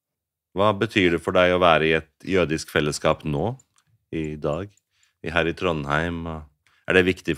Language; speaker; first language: Norwegian; native; Norwegian